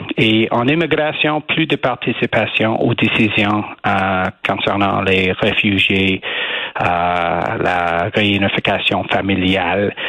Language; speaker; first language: French; non-native, learner; English